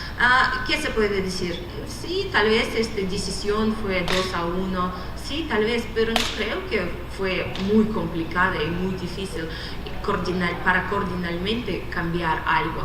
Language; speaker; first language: Spanish; non-native, fluent; Russian